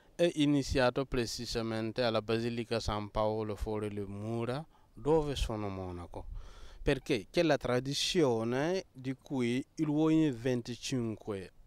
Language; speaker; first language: Italian; non-native, fluent; Mossi